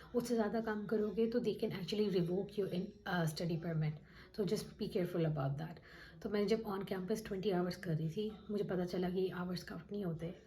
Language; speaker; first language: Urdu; native; Urdu